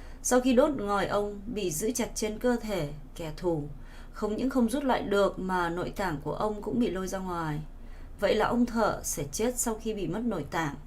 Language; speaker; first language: Vietnamese; non-native, fluent; Korean